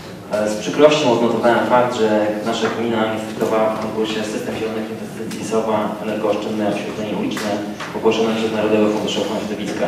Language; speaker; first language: Polish; native; Polish